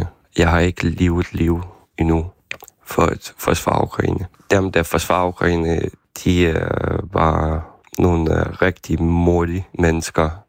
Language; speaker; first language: Danish; non-native, learner; Ukrainian